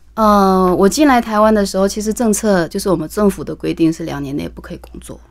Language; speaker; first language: Chinese; native; Chinese